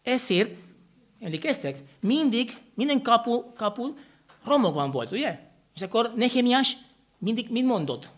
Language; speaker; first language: Hungarian; non-native, fluent; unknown